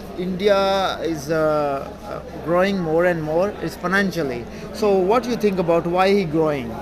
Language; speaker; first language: English; non-native, local second language; Urdu